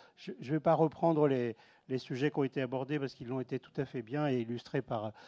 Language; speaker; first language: French; native; French